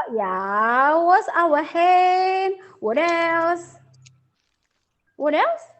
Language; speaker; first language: English; non-native, learner; Indonesian